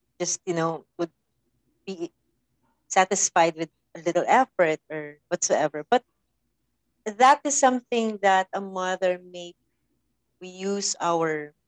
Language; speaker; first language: English; non-native, local second language; Filipino